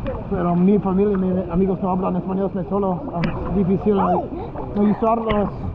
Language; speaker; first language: Spanish; non-native, learner; English